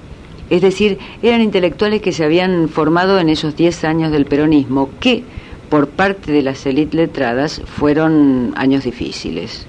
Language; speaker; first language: Spanish; native; Spanish